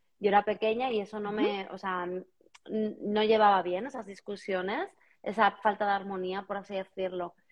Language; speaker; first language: Spanish; native; Spanish